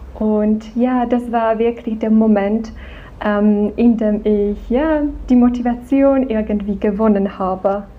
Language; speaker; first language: German; non-native, fluent; Czech